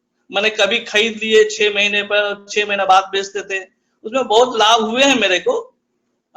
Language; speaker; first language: Hindi; native; Hindi